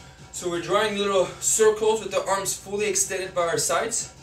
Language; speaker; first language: English; native; English